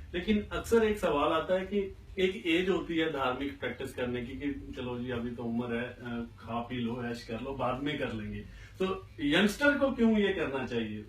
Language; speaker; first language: Hindi; non-native, local second language; Punjabi